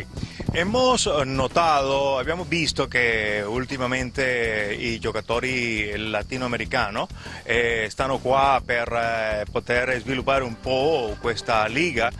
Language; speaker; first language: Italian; non-native, learner; Spanish